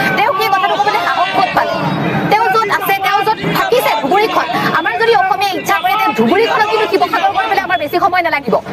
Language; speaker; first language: Assamese; native; Assamese